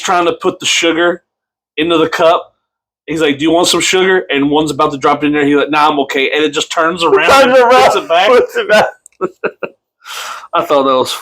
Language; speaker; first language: English; native; English